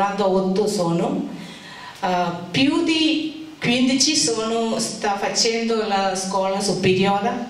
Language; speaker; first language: Italian; non-native, learner; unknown